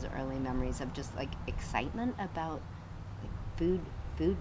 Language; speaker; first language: English; native; English